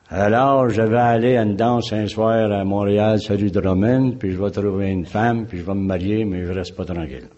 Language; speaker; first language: French; native; French